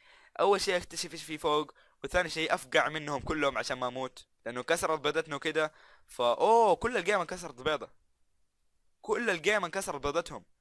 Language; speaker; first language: Arabic; native; Arabic